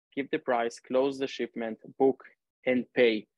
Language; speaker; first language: English; non-native, fluent; Hebrew